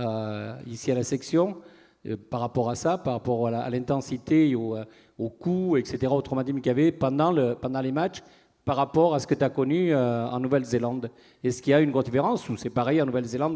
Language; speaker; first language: French; native; French